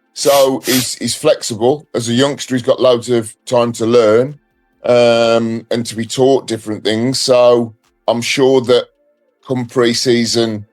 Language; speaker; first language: English; native; English